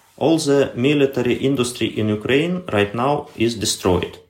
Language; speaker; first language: English; non-native, learner; Ukrainian